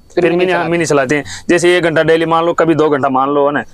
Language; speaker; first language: Hindi; native; Hindi